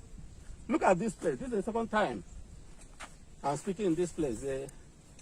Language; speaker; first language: English; non-native, local second language; Igbo